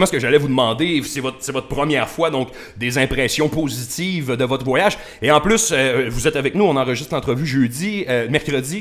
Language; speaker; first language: French; native; French